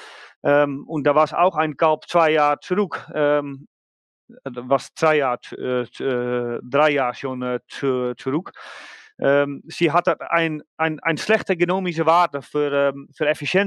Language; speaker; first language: German; non-native, learner; Dutch